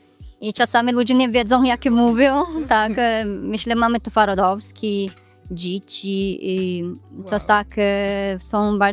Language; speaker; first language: Polish; non-native, learner; Portuguese